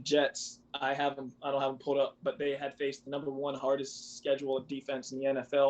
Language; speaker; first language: English; native; English